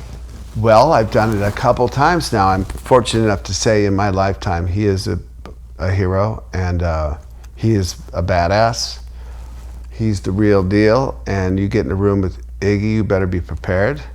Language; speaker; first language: English; native; English